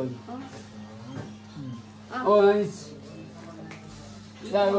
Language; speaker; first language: Korean; non-native, learner; Nepali